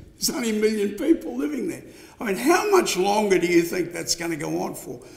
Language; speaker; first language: English; native; English